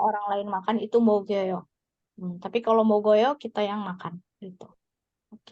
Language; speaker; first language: Indonesian; native; Indonesian